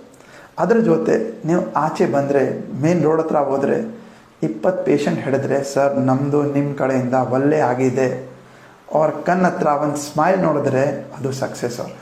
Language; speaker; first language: Kannada; non-native, local second language; Gujarati